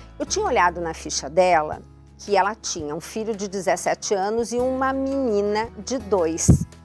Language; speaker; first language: Portuguese; native; Portuguese